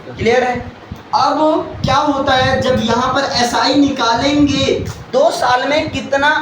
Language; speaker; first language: Hindi; native; Hindi